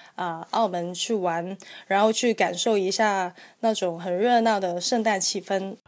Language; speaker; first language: Chinese; non-native, local second language; Cantonese